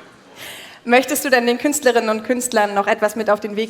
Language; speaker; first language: German; native; German